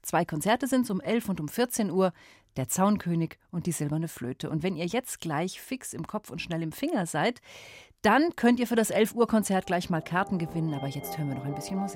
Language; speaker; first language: German; native; German